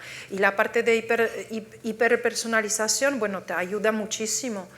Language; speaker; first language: Spanish; non-native, fluent; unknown